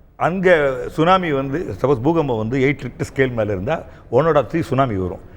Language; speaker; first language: Tamil; native; Tamil